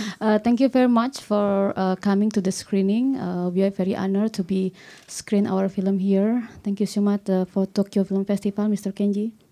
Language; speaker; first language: English; non-native, learner; Indonesian